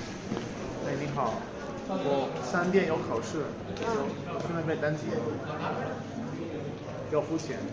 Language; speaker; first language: Chinese; non-native, fluent; Italian